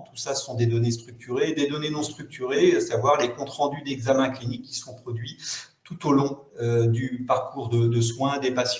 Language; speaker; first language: French; native; French